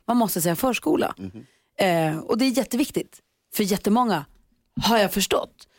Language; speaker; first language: Swedish; native; Swedish